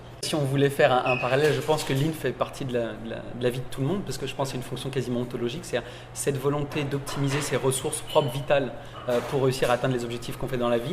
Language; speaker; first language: French; native; French